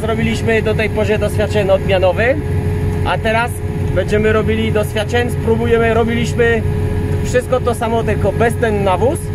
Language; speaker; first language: Polish; non-native, fluent; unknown